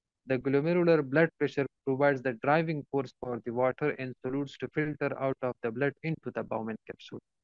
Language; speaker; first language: English; non-native, fluent; Persian